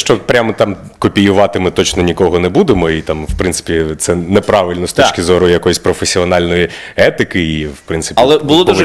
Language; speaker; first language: Ukrainian; native; Ukrainian